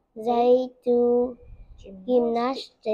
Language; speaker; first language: English; non-native, learner; Vietnamese